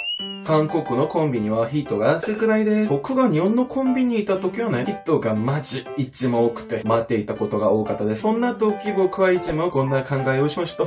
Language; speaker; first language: Japanese; non-native, learner; Korean